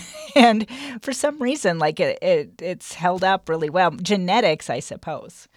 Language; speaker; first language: English; native; English